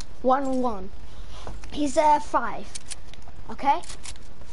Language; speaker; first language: English; non-native, learner; Portuguese